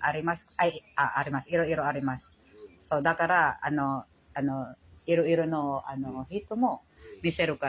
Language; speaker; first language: Japanese; non-native, learner; Filipino